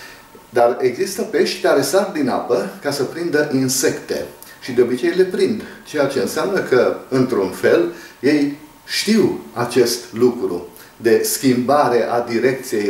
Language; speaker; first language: Romanian; native; Romanian